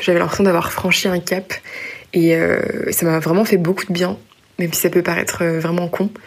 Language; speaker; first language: French; native; French